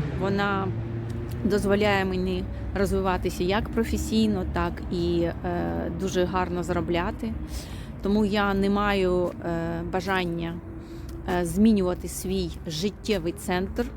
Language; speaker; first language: Ukrainian; non-native, local second language; Russian